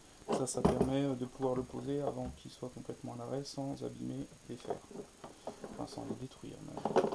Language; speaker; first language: French; native; French